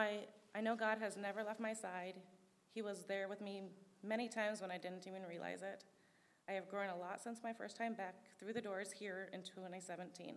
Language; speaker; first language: English; native; English